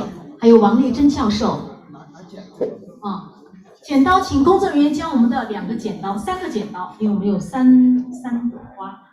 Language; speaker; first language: Chinese; native; Chinese